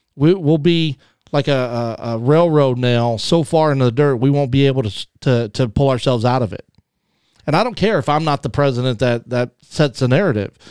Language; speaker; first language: English; native; English